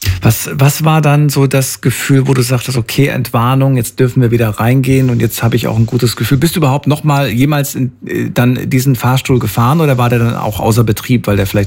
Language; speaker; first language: German; native; German